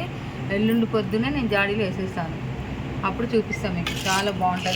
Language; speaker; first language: Telugu; native; Telugu